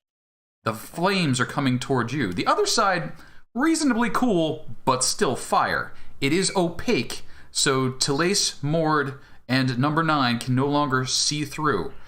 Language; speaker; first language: English; native; English